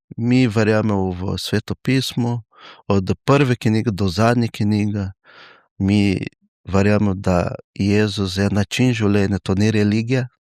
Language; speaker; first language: Slovenian; non-native, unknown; Portuguese